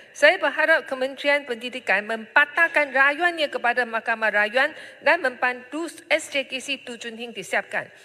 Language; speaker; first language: Malay; non-native, local second language; Chinese